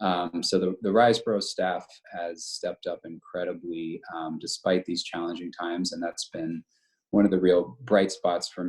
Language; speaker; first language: English; native; English